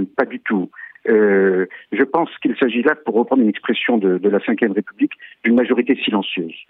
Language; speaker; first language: French; native; French